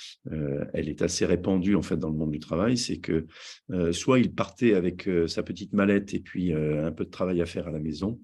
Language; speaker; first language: French; native; French